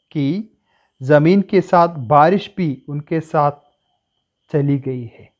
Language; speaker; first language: Hindi; non-native, local second language; Malayalam